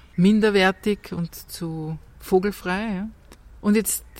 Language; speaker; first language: German; native; German